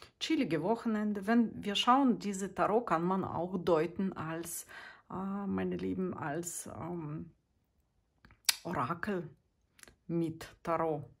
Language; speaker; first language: German; non-native, fluent; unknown